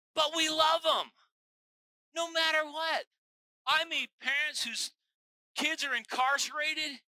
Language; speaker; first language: English; native; English